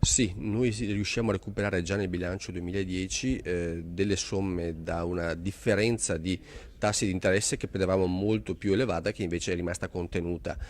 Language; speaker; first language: Italian; native; Italian